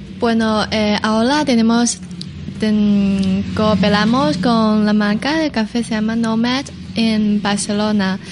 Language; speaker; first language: Spanish; non-native, learner; Chinese